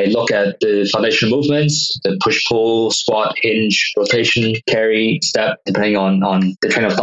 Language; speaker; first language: English; non-native, local second language; Cantonese